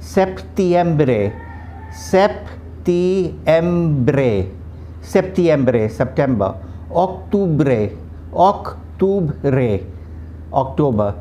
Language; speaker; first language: Spanish; non-native, fluent; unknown